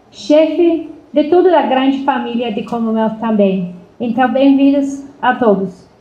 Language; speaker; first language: Portuguese; non-native, fluent; English